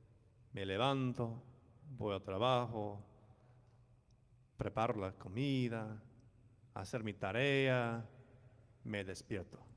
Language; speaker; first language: Spanish; non-native, fluent; English